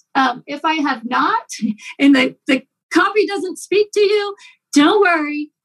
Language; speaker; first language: English; native; English